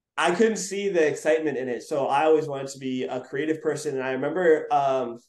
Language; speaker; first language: English; native; English